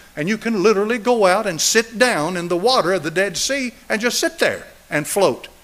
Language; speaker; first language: English; native; English